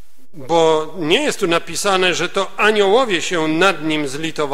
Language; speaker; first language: Polish; native; Polish